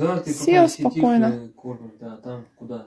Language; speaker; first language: Russian; native; Russian